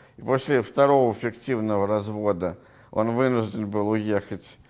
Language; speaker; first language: Russian; native; Russian